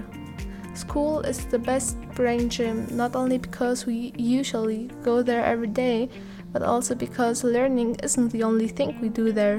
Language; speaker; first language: English; non-native, fluent; Italian